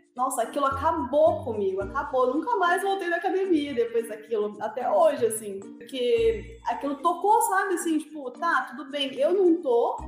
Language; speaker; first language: Portuguese; native; Portuguese